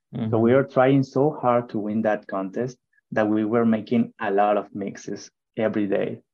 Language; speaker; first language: English; non-native, fluent; Spanish